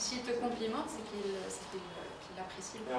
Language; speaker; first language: French; native; French